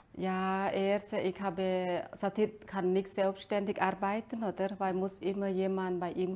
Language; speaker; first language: German; non-native, fluent; Thai